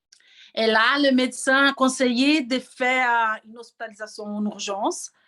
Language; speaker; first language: French; non-native, learner; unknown